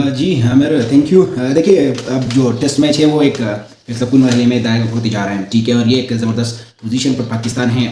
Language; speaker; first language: Urdu; non-native, local second language; Pashto